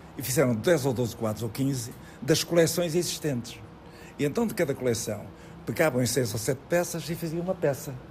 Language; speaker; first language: Portuguese; native; Portuguese